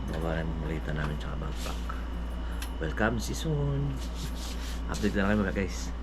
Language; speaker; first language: Filipino; native; Filipino